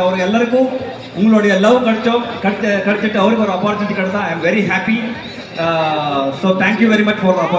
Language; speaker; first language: Tamil; non-native, learner; Kannada